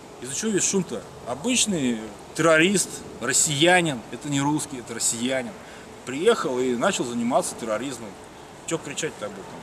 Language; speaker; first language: Russian; native; Russian